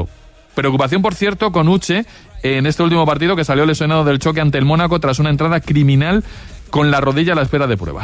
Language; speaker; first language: Spanish; native; Spanish